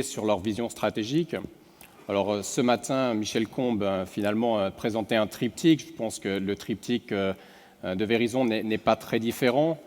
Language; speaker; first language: French; native; French